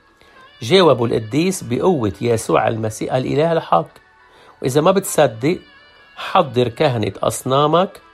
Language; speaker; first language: Arabic; native; Arabic